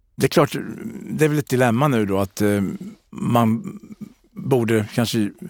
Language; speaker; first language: Swedish; native; Swedish